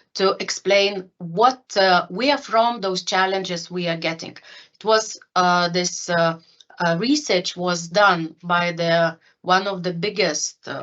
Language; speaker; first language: English; non-native, fluent; Lithuanian